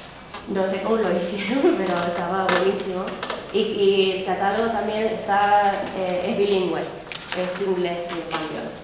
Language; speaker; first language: Spanish; non-native, fluent; English